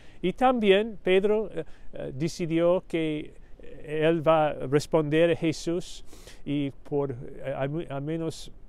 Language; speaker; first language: Spanish; non-native, learner; English